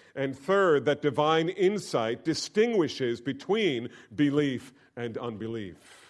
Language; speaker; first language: English; native; English